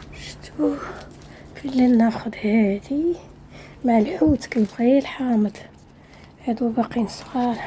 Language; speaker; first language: Arabic; native; Arabic